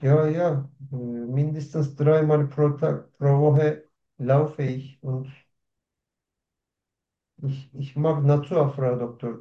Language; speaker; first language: German; non-native, learner; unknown